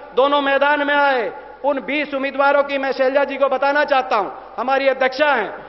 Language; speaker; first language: Hindi; native; Hindi